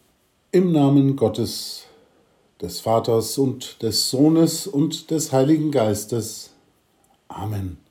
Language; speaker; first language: German; native; German